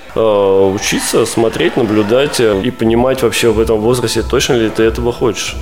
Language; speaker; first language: Russian; native; Russian